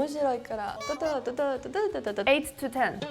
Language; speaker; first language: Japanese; non-native, learner; Indonesian